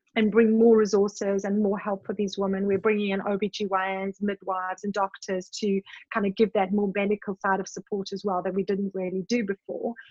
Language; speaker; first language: English; native; English